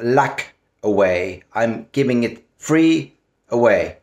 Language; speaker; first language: English; non-native, fluent; Finnish